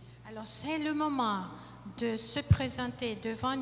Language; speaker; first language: French; non-native, fluent; Portuguese